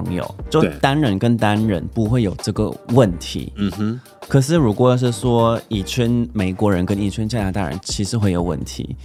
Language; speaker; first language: Chinese; non-native, fluent; English